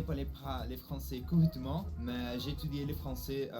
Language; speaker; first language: French; non-native, learner; Portuguese